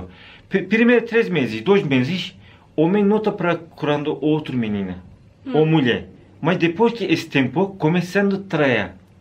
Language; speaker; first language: Portuguese; non-native, learner; Turkish